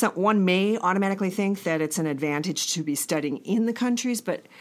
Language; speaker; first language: English; native; English